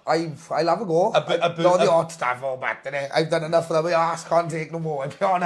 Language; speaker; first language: English; native; English